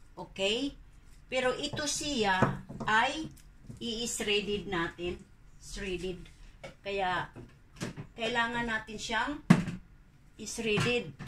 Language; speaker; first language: Filipino; non-native, local second language; Cebuano